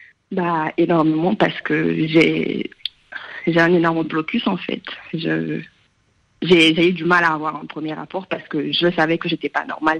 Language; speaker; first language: French; non-native, local second language; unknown